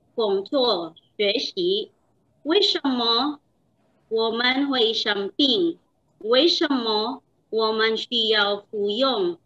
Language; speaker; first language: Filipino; native; Filipino